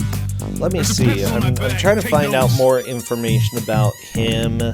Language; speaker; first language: English; native; English